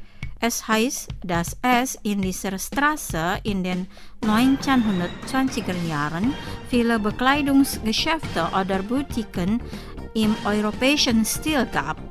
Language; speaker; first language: German; non-native, fluent; Indonesian